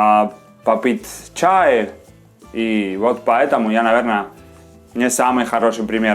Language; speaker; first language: Russian; non-native, learner; Spanish